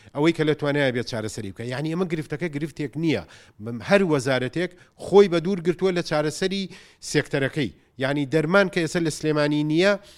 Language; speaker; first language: Central Kurdish; native; Central Kurdish